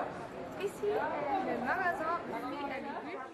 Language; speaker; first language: French; non-native, learner; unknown